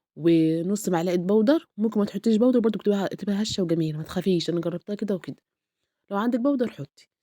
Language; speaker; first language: Arabic; native; Arabic